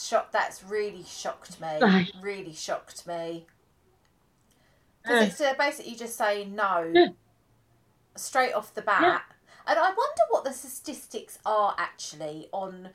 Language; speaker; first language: English; native; English